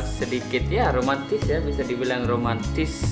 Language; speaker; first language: Indonesian; non-native, local second language; Sasak